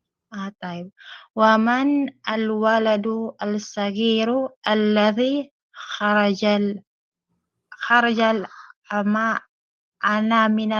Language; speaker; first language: Arabic; non-native, learner; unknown